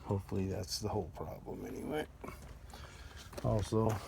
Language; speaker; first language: English; native; English